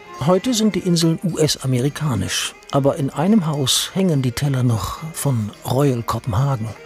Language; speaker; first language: German; native; German